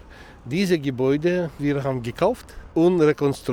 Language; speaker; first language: German; non-native, learner; Russian